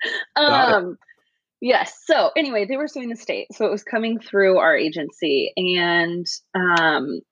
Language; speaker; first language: English; native; English